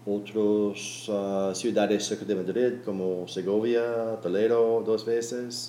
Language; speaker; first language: Spanish; non-native, learner; English